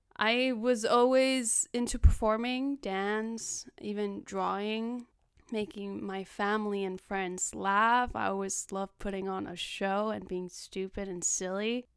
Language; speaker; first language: English; early bilingual, other home language; Spanish